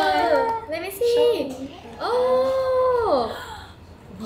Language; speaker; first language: English; non-native, learner; Japanese